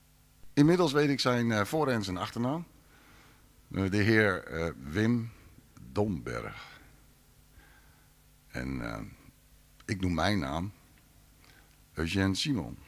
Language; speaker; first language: Dutch; native; Dutch